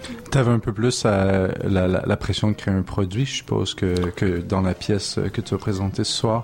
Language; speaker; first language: French; non-native, fluent; English